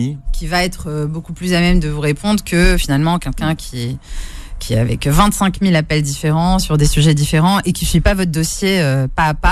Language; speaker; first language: French; native; French